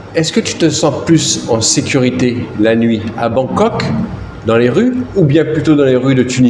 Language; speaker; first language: French; native; French